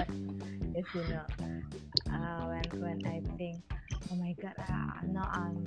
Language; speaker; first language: English; non-native, learner; Indonesian